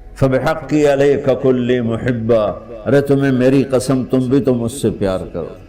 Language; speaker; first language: Urdu; non-native, local second language; Punjabi